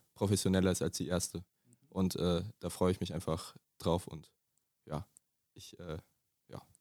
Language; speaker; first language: German; native; German